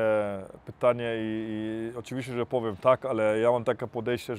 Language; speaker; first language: Polish; early bilingual, heritage; Polish